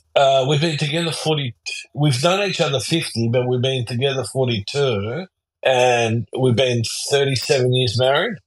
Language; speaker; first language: English; early bilingual, other home language; German